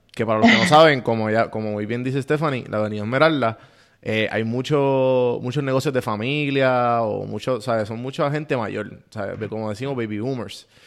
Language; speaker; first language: Spanish; native; Spanish